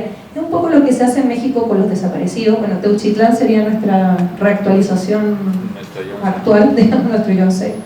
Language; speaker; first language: Spanish; native; Spanish